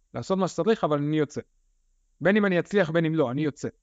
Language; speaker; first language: Hebrew; early bilingual, other home language; Russian